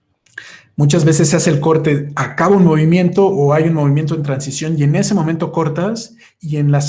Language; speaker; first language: Spanish; native; Spanish